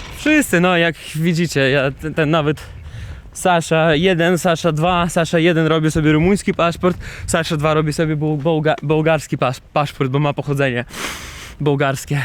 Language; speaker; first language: Polish; non-native, fluent; Russian